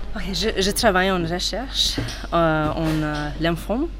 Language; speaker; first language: French; non-native, learner; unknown